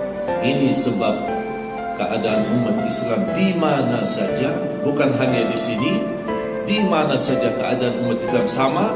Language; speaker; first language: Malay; non-native, fluent; Arabic